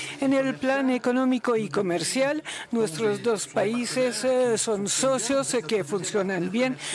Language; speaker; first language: Spanish; non-native, learner; Luxembourgish